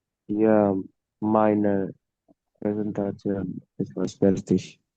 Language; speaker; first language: German; non-native, learner; Indonesian